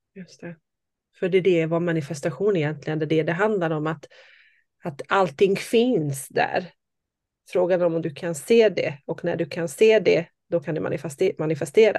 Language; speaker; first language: Swedish; non-native, fluent; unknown